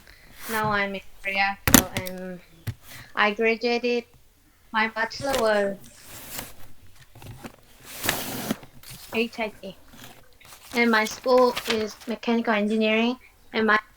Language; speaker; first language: English; non-native, learner; Korean